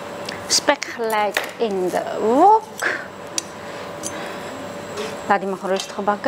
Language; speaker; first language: Dutch; non-native, fluent; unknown